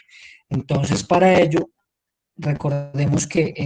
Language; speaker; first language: Spanish; native; Spanish